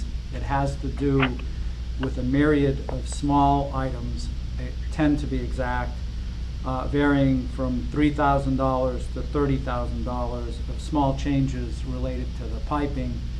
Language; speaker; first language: English; native; English